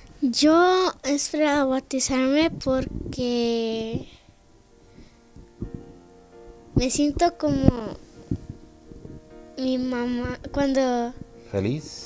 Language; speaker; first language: Spanish; early bilingual, heritage; Spanish